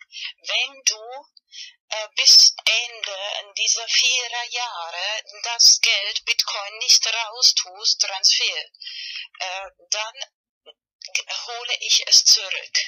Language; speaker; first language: German; non-native, fluent; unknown